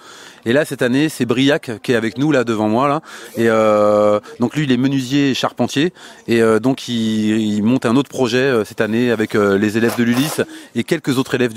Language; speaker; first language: French; native; French